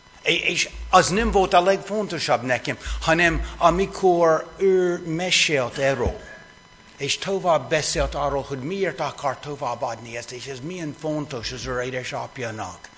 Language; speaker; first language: Hungarian; non-native, fluent; English